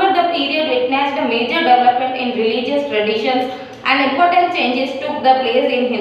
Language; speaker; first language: English; non-native, local second language; Hindi